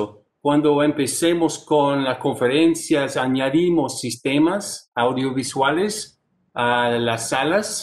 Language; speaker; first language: Spanish; non-native, fluent; English